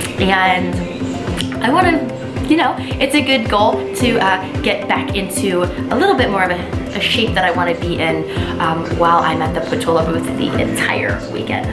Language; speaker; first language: English; native; English